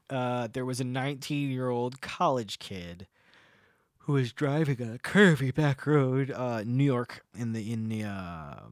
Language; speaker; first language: English; native; English